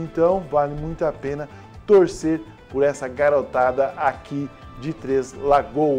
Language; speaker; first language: Portuguese; native; Portuguese